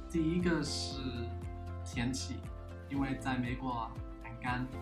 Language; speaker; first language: Chinese; non-native, learner; English